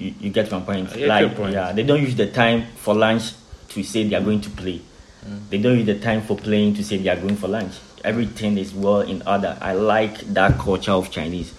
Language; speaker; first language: English; non-native, local second language; Akan